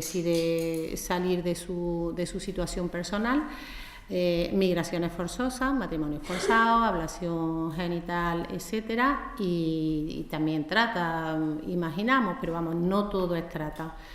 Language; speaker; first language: Spanish; native; Spanish